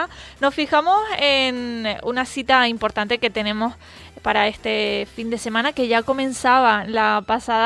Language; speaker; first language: Spanish; native; Spanish